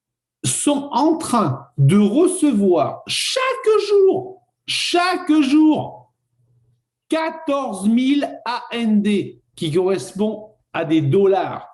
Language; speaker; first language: French; native; French